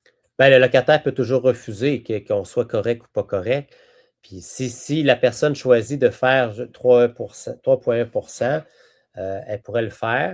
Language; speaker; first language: French; native; French